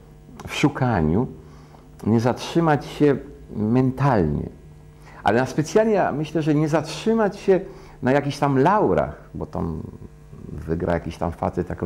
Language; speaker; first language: Polish; early bilingual, heritage; Polish